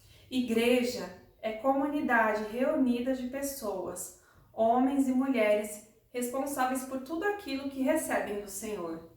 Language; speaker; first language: Portuguese; native; Portuguese